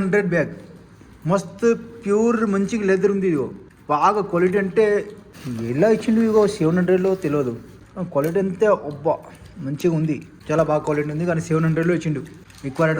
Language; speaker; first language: Telugu; non-native, learner; Hindi